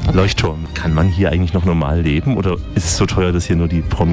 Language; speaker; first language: German; native; German